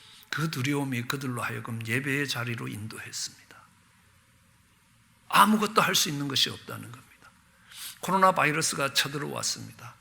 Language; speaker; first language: Korean; native; Korean